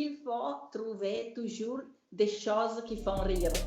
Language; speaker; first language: French; non-native, learner; Italian